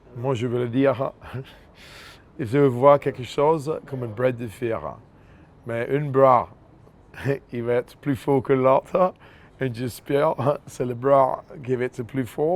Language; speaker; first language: French; non-native, fluent; English